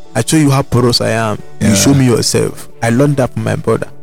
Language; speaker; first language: English; non-native, local second language; Igbo